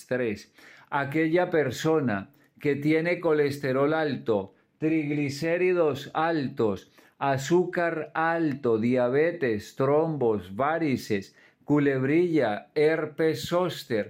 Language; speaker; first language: Spanish; native; Spanish